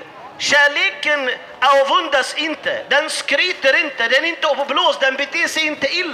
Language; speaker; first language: Swedish; non-native, fluent; Arabic